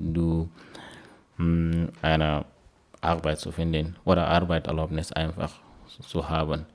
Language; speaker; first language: German; non-native, learner; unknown